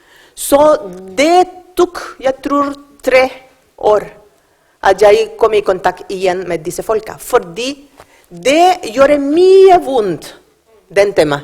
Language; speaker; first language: Norwegian; non-native, learner; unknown